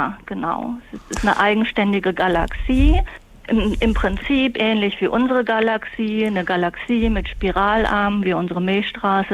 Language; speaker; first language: German; native; German